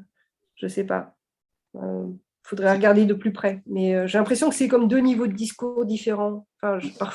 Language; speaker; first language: French; native; French